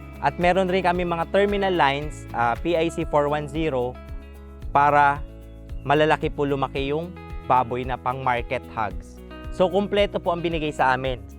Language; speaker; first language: Filipino; non-native, local second language; Bikol